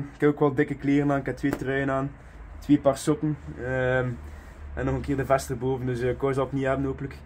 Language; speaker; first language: Dutch; native; Dutch